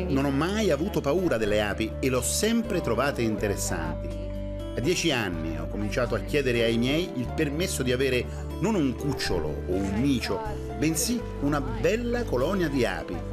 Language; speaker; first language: Italian; native; Italian